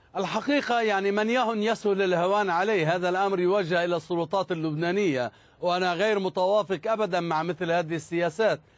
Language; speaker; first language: Arabic; native; Arabic